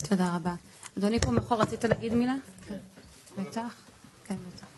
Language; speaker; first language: Hebrew; native; Hebrew